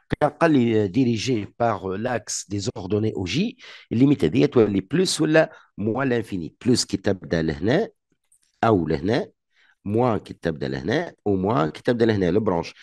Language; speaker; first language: French; non-native, local second language; Arabic